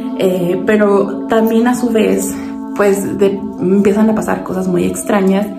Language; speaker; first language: Spanish; native; Spanish